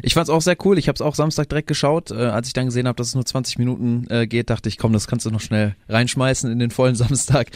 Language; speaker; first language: German; native; German